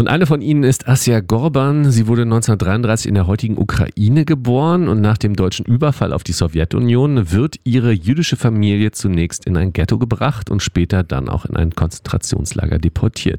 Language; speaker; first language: German; native; German